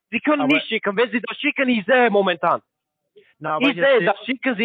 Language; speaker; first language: German; non-native, learner; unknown